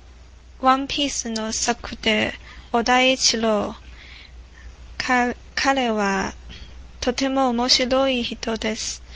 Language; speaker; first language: Japanese; non-native, learner; English